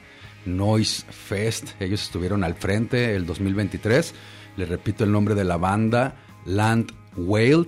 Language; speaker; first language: Spanish; native; Spanish